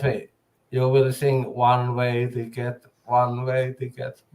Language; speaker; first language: English; non-native, learner; Finnish